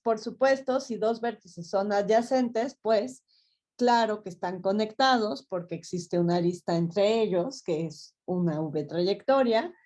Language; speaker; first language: Spanish; native; Spanish